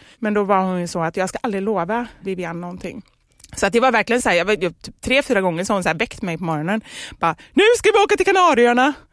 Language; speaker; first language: Swedish; native; Swedish